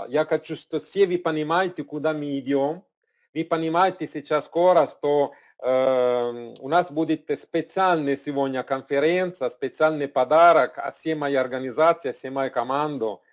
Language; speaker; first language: Russian; non-native, learner; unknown